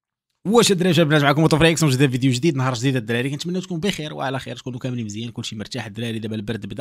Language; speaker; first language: Arabic; native; Arabic